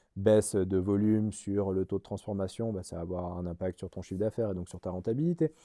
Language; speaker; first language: French; native; French